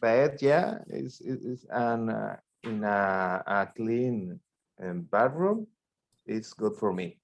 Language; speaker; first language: English; non-native, learner; Spanish